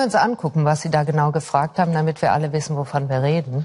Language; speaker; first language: German; native; German